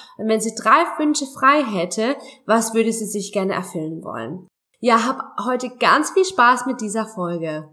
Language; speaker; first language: German; native; German